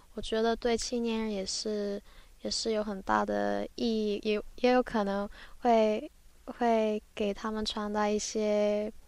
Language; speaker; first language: Chinese; early bilingual, other home language; Korean